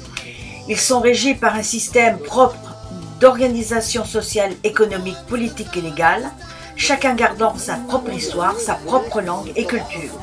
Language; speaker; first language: French; native; French